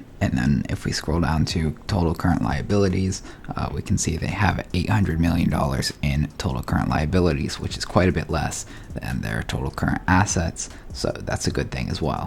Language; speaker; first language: English; native; English